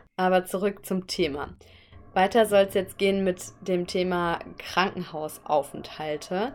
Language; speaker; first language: German; native; German